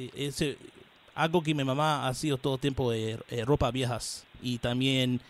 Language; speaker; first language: Spanish; early bilingual, heritage; Spanish